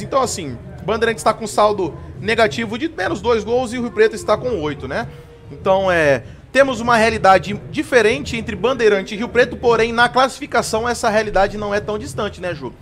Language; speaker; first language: Portuguese; native; Portuguese